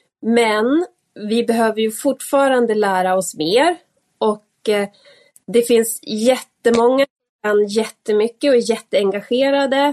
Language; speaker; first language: Swedish; native; Swedish